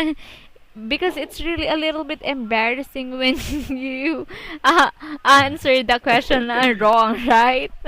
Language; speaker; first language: English; non-native, fluent; Filipino